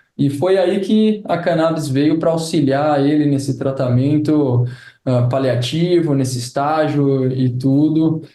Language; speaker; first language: Portuguese; native; Portuguese